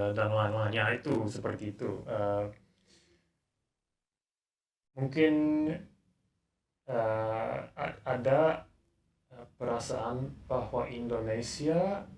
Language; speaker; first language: Indonesian; non-native, learner; English